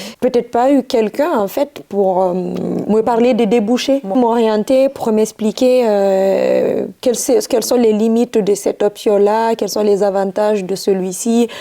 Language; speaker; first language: French; non-native, local second language; Fula